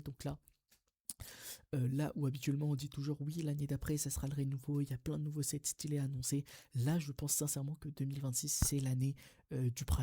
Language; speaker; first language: French; native; French